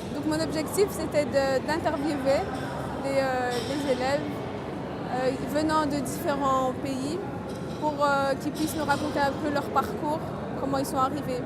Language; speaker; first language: French; native; French